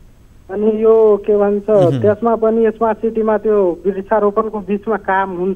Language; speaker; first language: Nepali; native; Nepali